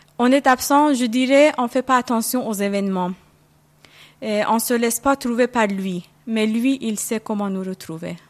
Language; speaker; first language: French; non-native, fluent; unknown